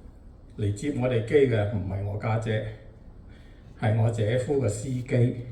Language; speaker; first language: Cantonese; native; Cantonese